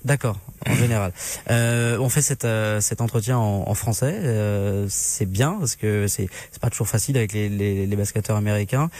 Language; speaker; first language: French; native; French